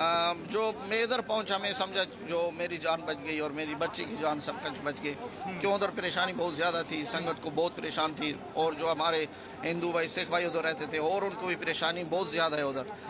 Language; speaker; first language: Hindi; non-native, fluent; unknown